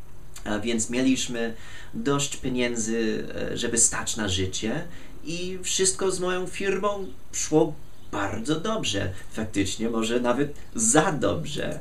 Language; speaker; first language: Polish; non-native, fluent; English